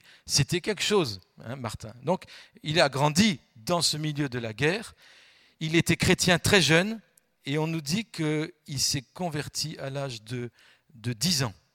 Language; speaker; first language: French; native; French